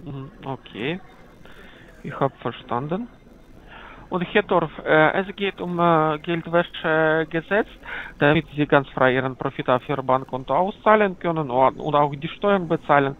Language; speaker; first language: German; non-native, fluent; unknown